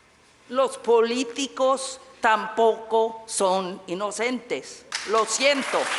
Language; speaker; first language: Spanish; non-native, fluent; English